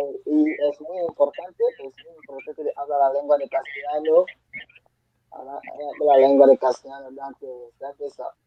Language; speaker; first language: Spanish; non-native, learner; French